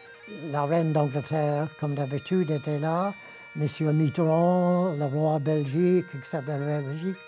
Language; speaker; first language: French; non-native, fluent; English